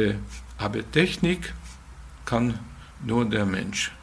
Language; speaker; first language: German; non-native, fluent; Hungarian